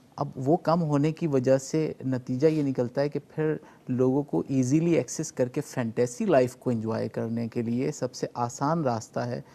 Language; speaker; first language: Urdu; non-native, local second language; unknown